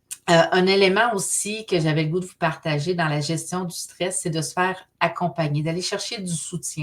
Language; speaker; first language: French; native; French